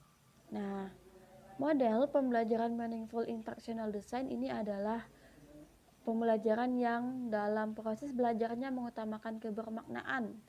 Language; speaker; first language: Indonesian; native; Indonesian